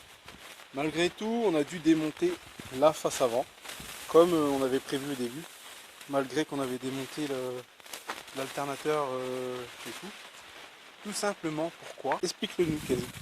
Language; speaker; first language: French; native; French